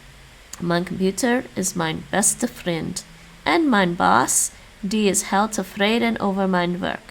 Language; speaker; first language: Dutch; non-native, learner; English